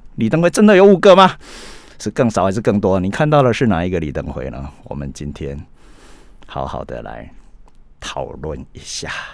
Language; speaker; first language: Chinese; native; Chinese